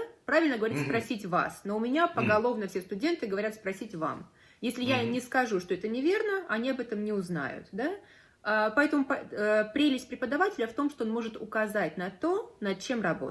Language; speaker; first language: Russian; native; Russian